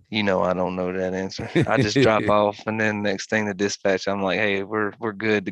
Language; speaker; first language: English; native; English